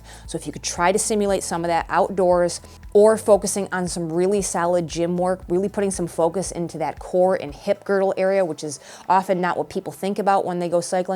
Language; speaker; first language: English; native; English